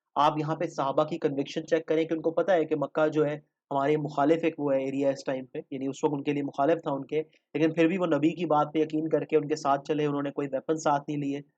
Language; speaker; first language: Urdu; native; Urdu